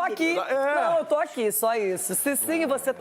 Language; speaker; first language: Portuguese; native; Portuguese